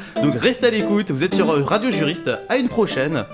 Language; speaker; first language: French; native; French